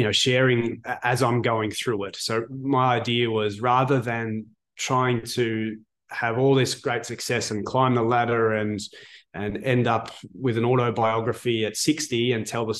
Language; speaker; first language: English; native; English